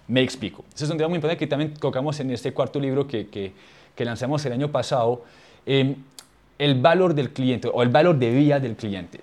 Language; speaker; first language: Spanish; non-native, fluent; French